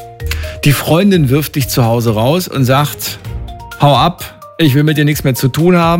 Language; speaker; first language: German; native; German